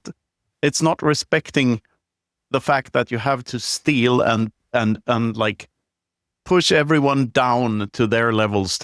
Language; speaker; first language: English; non-native, fluent; Swedish